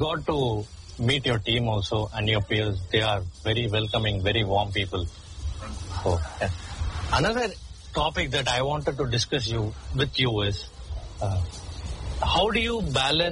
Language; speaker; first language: English; non-native, local second language; Tamil